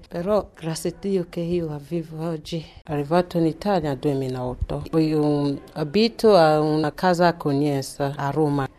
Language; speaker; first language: Italian; non-native, learner; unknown